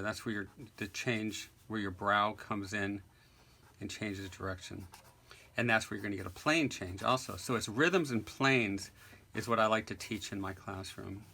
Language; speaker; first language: English; native; English